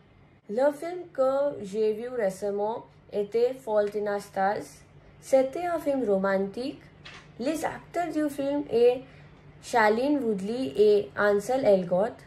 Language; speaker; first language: French; non-native, learner; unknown